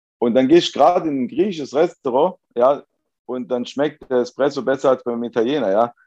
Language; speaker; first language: German; early bilingual, other home language; Italian